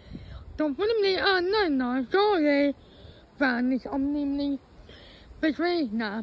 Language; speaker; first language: Swedish; non-native, fluent; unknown